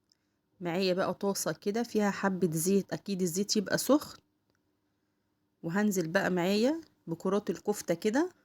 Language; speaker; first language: Arabic; native; Arabic